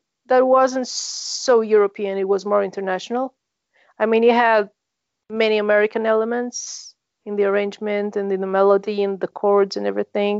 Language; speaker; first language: English; non-native, fluent; Greek